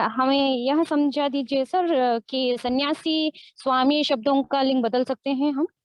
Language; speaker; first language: Hindi; non-native, local second language; Kannada